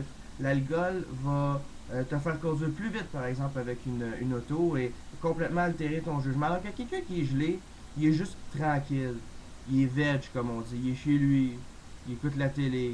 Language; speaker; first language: French; native; French